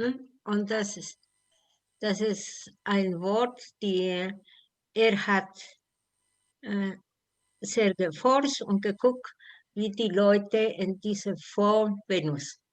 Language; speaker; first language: German; non-native, learner; Spanish